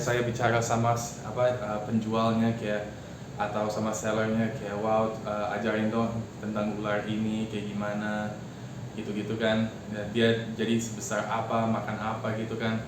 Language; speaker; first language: Indonesian; non-native, fluent; English